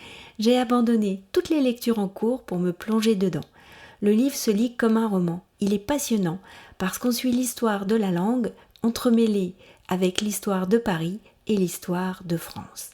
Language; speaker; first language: French; native; French